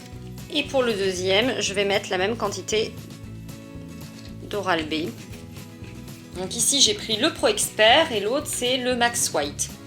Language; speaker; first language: French; native; French